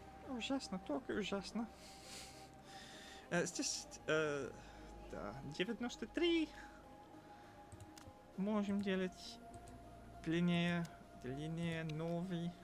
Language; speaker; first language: Russian; non-native, learner; English